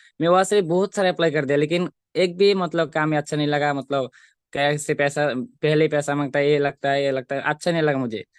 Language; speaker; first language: Hindi; non-native, local second language; Bangla